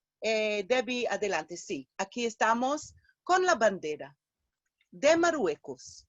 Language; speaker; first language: Spanish; non-native, fluent; Hebrew